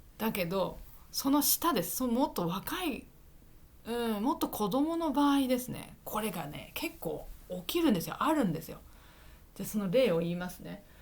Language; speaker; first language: Japanese; native; Japanese